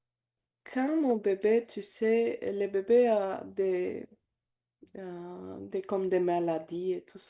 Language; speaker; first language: French; non-native, learner; Bulgarian